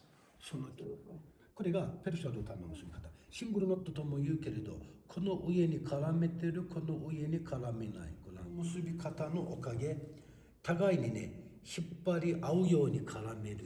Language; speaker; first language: Japanese; non-native, fluent; Turkish